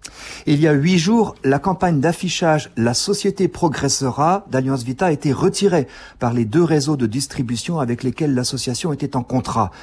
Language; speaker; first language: French; native; French